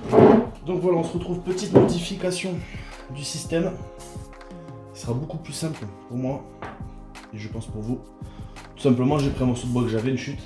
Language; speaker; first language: French; native; French